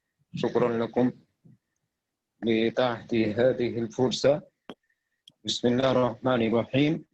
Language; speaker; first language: Arabic; non-native, fluent; Bangla